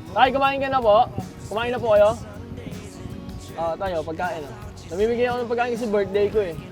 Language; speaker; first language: Filipino; native; Filipino